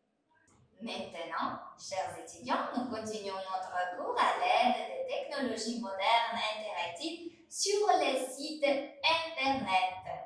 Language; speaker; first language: French; non-native, fluent; Uzbek